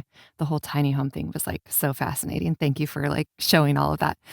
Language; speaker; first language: English; native; English